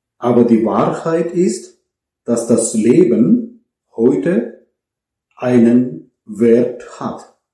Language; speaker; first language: German; non-native, fluent; Malayalam